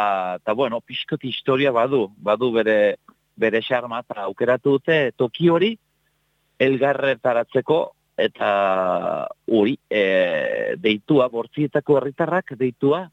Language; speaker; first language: Basque; native; Basque